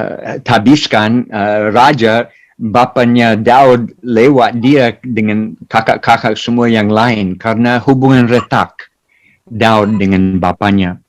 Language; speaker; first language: Indonesian; non-native, fluent; English